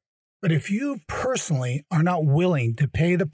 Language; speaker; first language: English; native; English